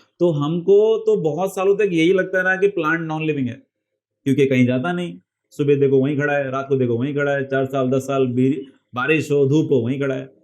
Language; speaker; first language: Hindi; non-native, local second language; Marathi